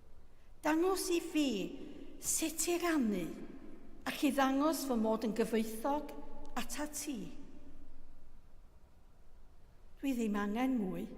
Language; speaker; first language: Welsh; native; Welsh